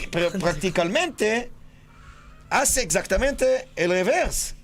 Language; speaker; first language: Spanish; non-native, fluent; Hebrew